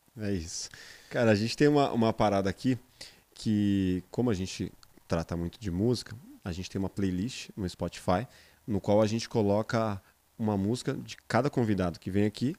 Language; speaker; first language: Portuguese; native; Portuguese